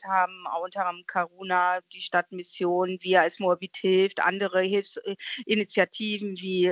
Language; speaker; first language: German; native; German